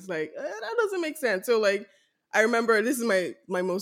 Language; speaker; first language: English; non-native, local second language; Yoruba